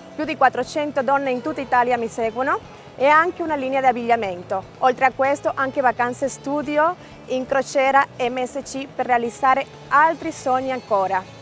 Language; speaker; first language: Italian; non-native, fluent; Spanish